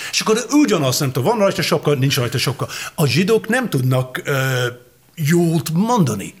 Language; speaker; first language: Hungarian; non-native, learner; English